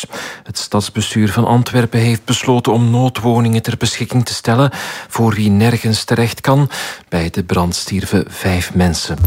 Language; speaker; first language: Dutch; native; Dutch